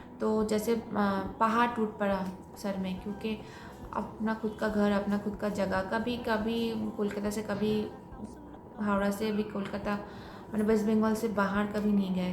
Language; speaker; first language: Hindi; non-native, local second language; Bangla